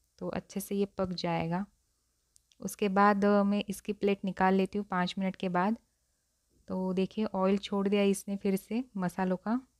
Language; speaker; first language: Hindi; non-native, local second language; Marathi